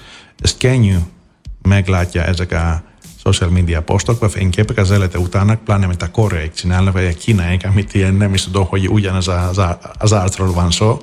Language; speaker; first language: Hungarian; non-native, fluent; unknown